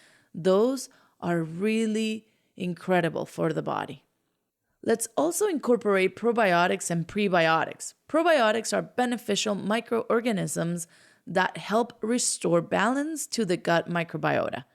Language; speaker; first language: English; non-native, fluent; Spanish